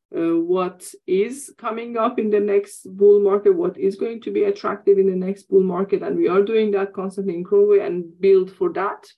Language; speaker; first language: English; non-native, fluent; Persian